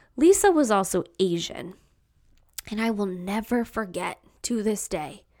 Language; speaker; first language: English; native; English